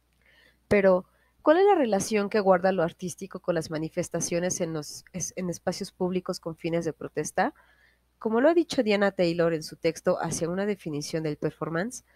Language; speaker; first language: Spanish; native; Spanish